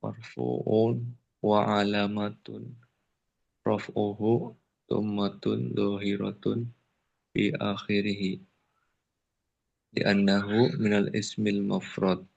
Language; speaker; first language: Arabic; non-native, learner; Indonesian